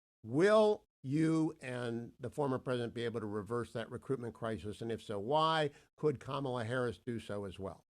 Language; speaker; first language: English; native; English